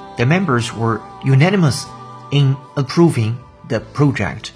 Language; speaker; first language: English; non-native, fluent; Chinese